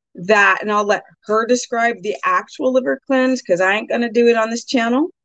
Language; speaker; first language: English; native; English